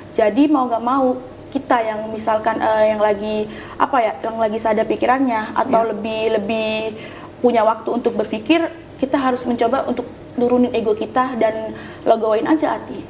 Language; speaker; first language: Indonesian; native; Indonesian